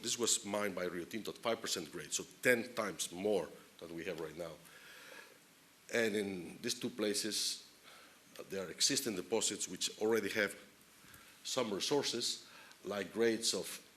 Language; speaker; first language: English; non-native, fluent; Spanish